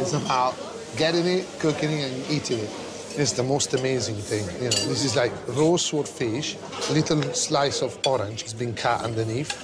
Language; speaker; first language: English; non-native, fluent; Italian